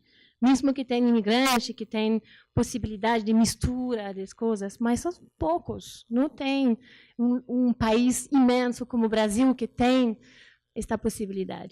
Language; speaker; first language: Portuguese; non-native, learner; French